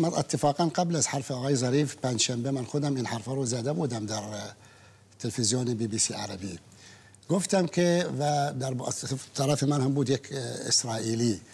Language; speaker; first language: Persian; non-native, local second language; Arabic